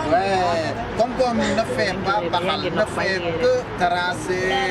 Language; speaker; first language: French; non-native, learner; Wolof